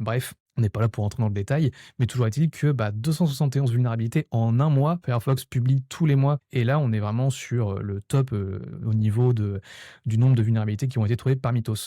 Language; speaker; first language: French; native; French